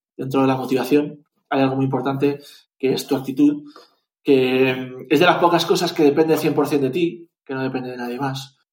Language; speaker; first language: Spanish; native; Spanish